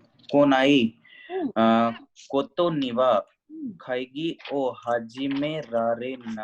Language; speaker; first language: Japanese; non-native, learner; Hindi